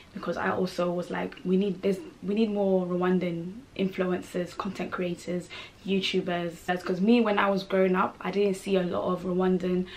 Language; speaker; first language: English; non-native, local second language; Kinyarwanda